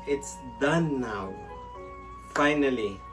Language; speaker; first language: English; non-native, local second language; Filipino